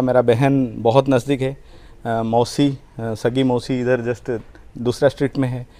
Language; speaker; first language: Hindi; non-native, local second language; Odia